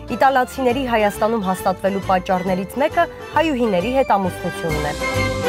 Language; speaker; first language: Armenian; native; Armenian